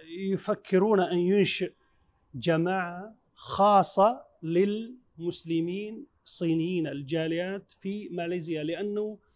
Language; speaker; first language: Arabic; non-native, fluent; Chinese